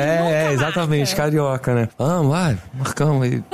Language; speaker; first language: Portuguese; native; Portuguese